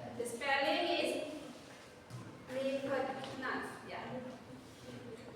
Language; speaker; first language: English; non-native, learner; Indonesian